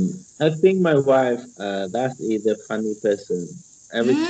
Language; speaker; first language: English; non-native, learner; Vietnamese